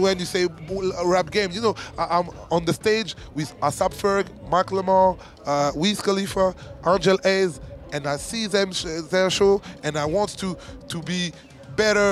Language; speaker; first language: English; non-native, learner; French